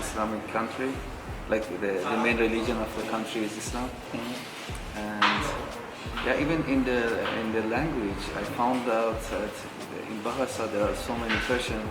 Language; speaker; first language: English; non-native, fluent; Persian